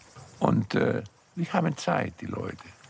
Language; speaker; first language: German; non-native, fluent; Greek